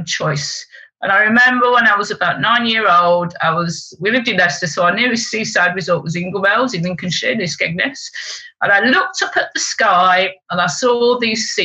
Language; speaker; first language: English; native; English